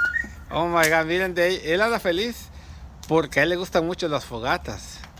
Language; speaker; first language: Spanish; native; Spanish